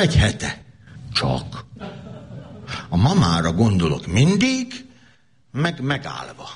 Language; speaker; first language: Hungarian; native; Hungarian